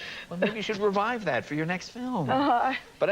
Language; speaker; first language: English; native; English